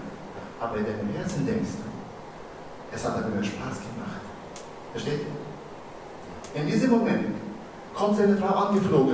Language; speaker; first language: German; non-native, fluent; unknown